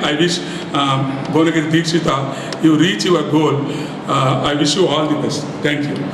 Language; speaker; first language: English; non-native, local second language; Telugu